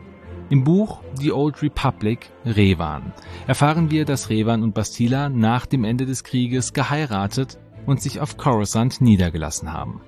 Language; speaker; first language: German; native; German